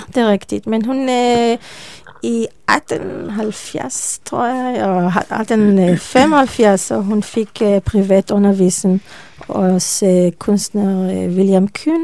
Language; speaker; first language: Danish; non-native, learner; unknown